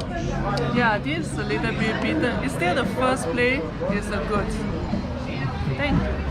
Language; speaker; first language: English; non-native, fluent; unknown